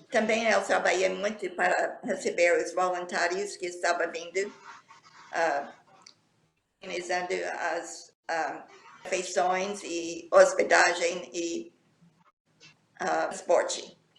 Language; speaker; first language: Portuguese; non-native, fluent; English